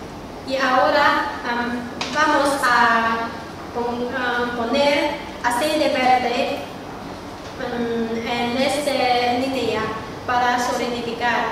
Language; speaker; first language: Spanish; non-native, learner; Chinese